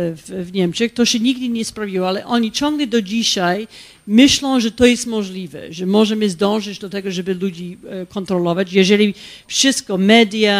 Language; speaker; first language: Polish; non-native, fluent; English